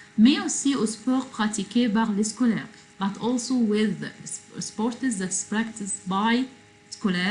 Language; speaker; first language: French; non-native, fluent; Arabic